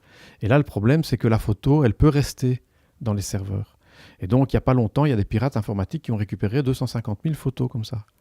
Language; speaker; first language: French; native; French